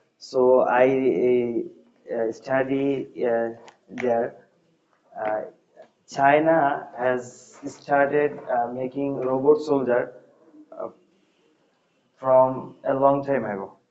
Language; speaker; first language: English; non-native, learner; Bangla